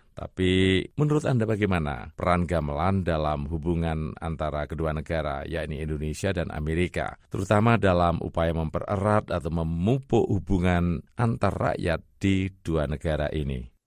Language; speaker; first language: Indonesian; native; Indonesian